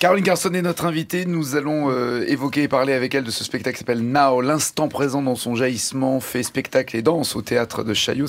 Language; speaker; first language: French; native; French